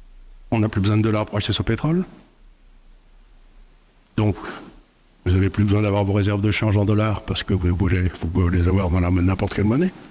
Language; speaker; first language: French; native; French